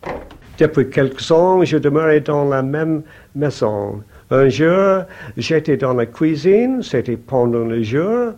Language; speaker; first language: French; non-native, learner; English